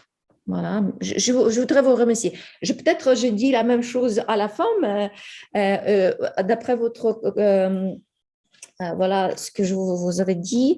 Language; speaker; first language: French; non-native, fluent; Ukrainian